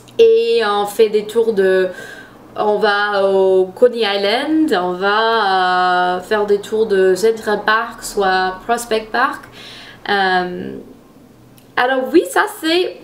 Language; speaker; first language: French; non-native, fluent; English